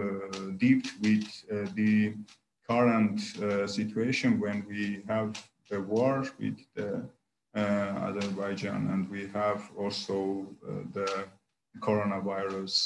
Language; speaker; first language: English; non-native, learner; Armenian